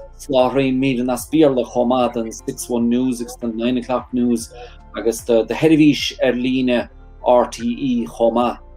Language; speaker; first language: Irish; native; Irish